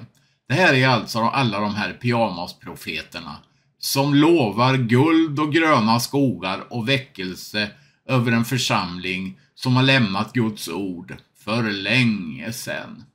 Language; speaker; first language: Swedish; native; Swedish